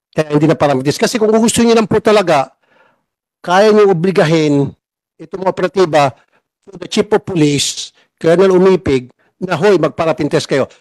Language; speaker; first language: Filipino; native; Filipino